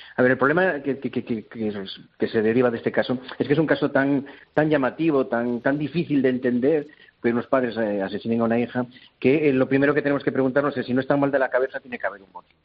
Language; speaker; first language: Spanish; native; Spanish